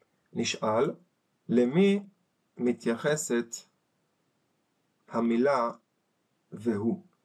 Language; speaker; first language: Hebrew; native; Hebrew